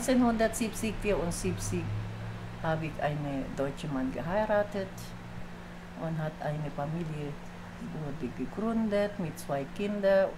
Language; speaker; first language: German; non-native, fluent; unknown